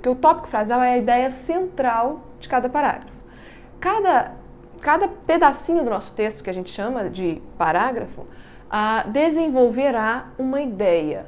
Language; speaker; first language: Portuguese; native; Portuguese